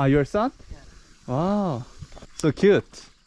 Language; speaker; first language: English; non-native, learner; Korean